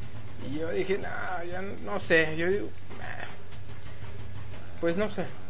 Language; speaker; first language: Spanish; native; Spanish